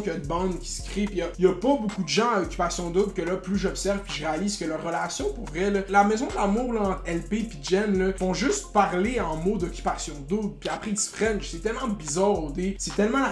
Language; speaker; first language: French; native; French